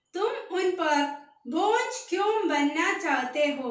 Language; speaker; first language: Hindi; non-native, local second language; Malayalam